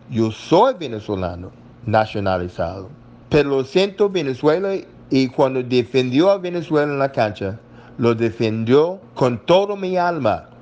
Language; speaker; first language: Spanish; non-native, learner; English